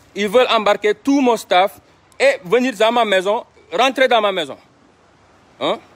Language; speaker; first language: French; non-native, local second language; Wolof